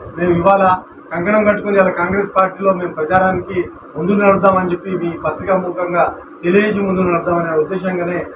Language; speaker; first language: Telugu; non-native, local second language; Lambadi